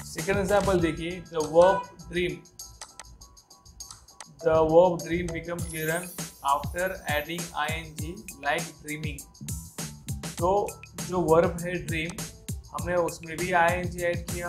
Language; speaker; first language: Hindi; native; Hindi